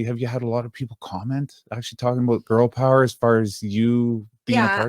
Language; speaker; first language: English; native; English